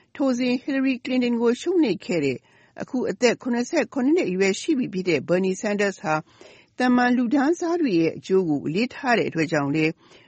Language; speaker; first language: Burmese; native; Burmese